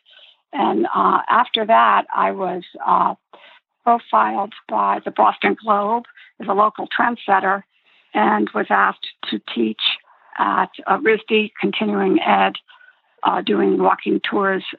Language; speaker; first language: English; native; English